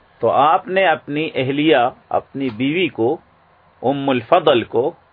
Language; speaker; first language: Urdu; native; Urdu